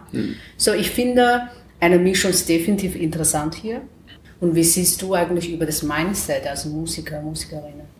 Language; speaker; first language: German; non-native, fluent; Chinese